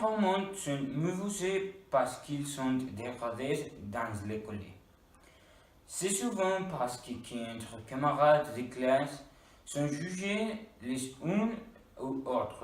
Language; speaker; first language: French; non-native, learner; Spanish